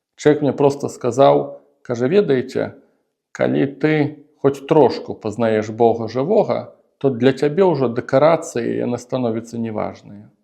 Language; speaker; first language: Belarusian; non-native, local second language; Russian